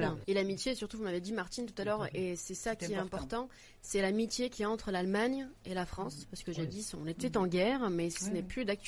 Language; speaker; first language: French; native; French